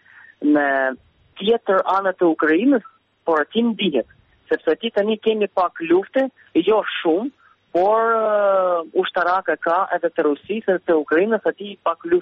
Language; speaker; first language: Albanian; early bilingual, heritage; Albanian